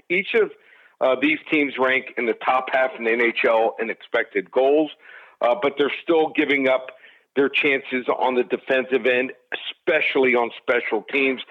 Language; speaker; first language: English; native; English